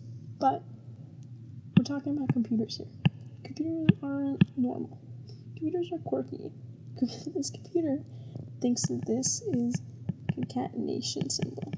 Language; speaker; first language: English; native; English